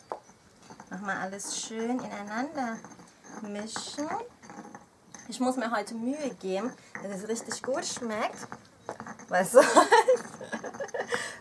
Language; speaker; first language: German; early bilingual, other home language; Thai